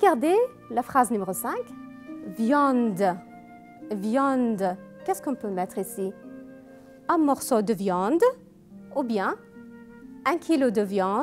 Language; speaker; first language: French; non-native, fluent; Arabic